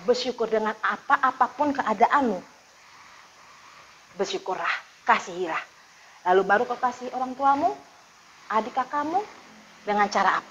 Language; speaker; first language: Indonesian; native; Indonesian